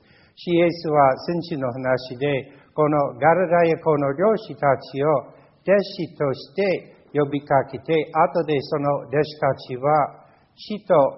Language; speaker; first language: Japanese; non-native, fluent; English